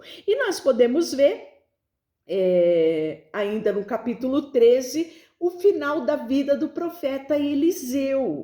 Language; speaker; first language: Portuguese; native; Portuguese